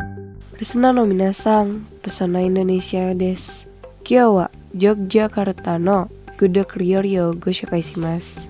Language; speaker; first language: Japanese; non-native, fluent; Indonesian